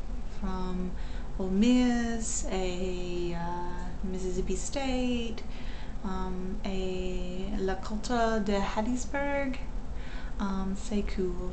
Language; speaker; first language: French; non-native, learner; English